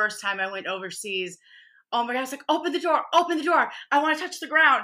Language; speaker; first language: English; early bilingual, other home language; Albanian